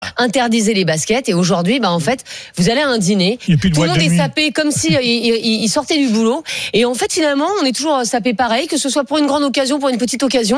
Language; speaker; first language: French; native; French